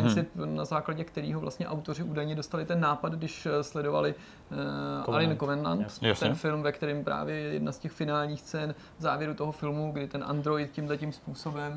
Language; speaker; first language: Czech; native; Czech